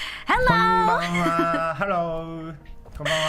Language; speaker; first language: Japanese; native; Japanese